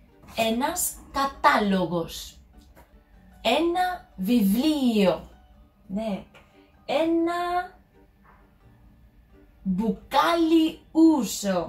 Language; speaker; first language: Greek; non-native, learner; English